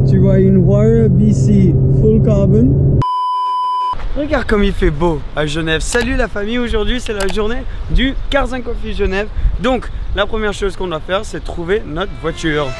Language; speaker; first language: French; native; French